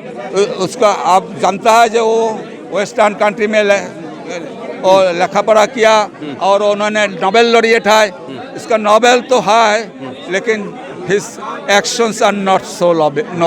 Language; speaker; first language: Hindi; non-native, learner; Bangla